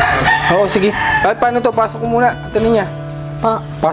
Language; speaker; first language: Filipino; native; Filipino